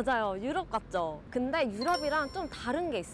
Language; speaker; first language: Korean; native; Korean